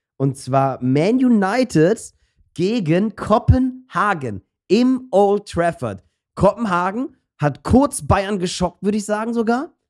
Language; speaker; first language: German; early bilingual, other home language; Turkish